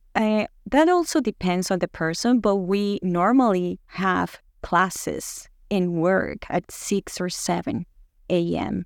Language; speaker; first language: English; non-native, fluent; Spanish